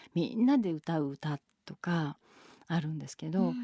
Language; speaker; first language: Japanese; native; Japanese